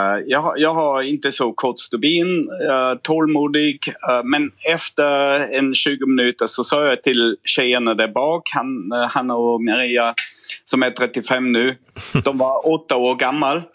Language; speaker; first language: Swedish; non-native, fluent; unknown